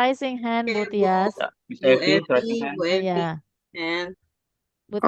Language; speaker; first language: English; non-native, fluent; Indonesian